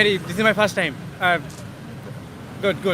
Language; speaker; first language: English; non-native, learner; Hindi